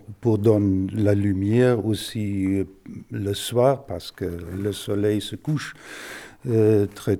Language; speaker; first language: French; non-native, fluent; German